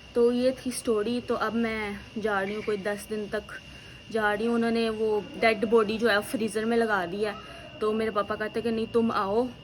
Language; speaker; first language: Hindi; native; Hindi